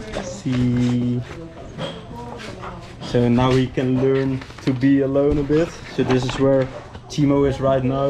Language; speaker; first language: English; non-native, fluent; Dutch